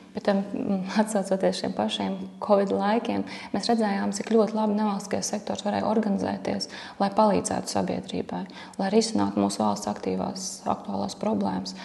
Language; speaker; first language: Latvian; native; Latvian